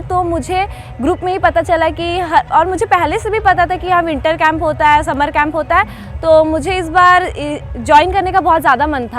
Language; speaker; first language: Hindi; native; Hindi